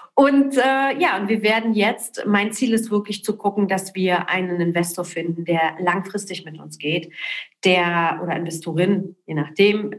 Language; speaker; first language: German; early bilingual, other home language; Polish